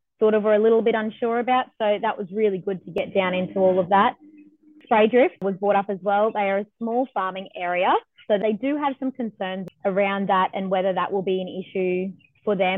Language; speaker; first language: English; native; English